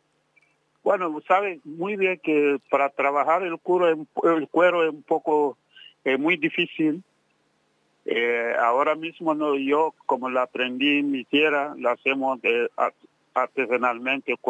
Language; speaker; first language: Spanish; non-native, fluent; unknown